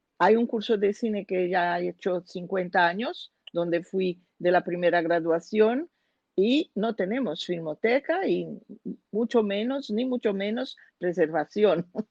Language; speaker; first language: Spanish; non-native, fluent; Portuguese